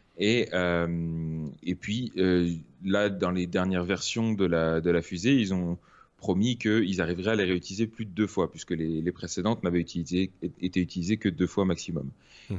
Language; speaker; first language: French; native; French